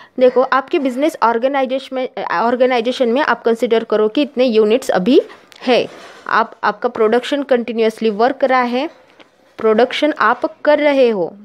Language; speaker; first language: Hindi; non-native, local second language; Marathi